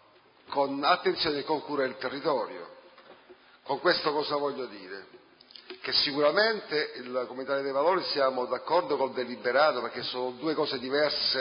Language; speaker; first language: Italian; native; Italian